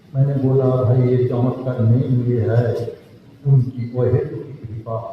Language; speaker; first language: Hindi; non-native, local second language; Bangla